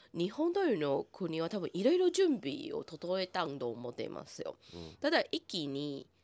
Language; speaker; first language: Japanese; non-native, fluent; Chinese